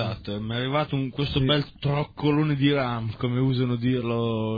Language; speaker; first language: Italian; native; Italian